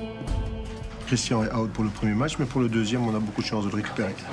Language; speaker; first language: French; native; French